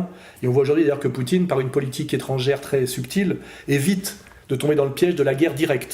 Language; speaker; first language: French; native; French